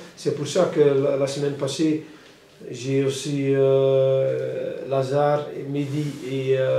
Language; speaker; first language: French; non-native, local second language; Dutch